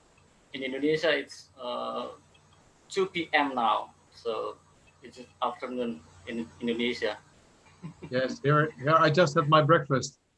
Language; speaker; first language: English; non-native, fluent; Indonesian